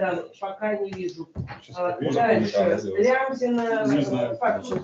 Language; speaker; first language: Russian; native; Russian